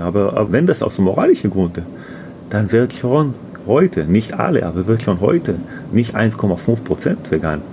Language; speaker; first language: German; non-native, learner; Hebrew